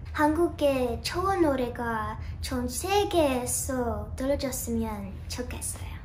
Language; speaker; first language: Korean; non-native, learner; English